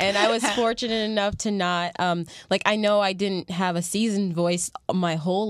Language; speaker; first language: English; native; English